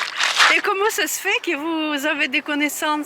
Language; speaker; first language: French; non-native, fluent; Russian